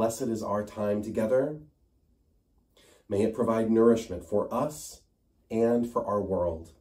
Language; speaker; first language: English; native; English